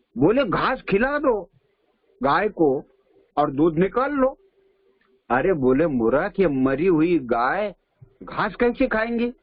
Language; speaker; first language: Hindi; non-native, local second language; Marathi